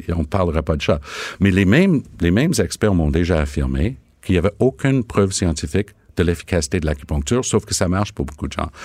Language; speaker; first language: French; native; French